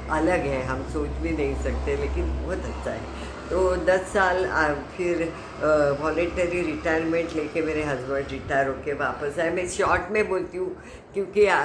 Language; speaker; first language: Hindi; non-native, local second language; Marathi